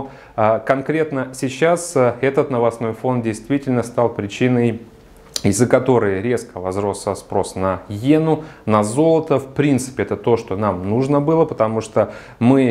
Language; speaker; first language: Russian; native; Russian